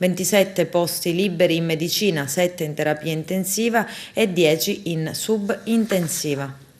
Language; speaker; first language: Italian; native; Italian